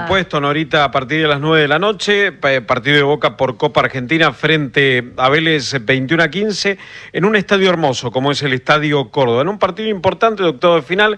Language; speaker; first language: Spanish; native; Spanish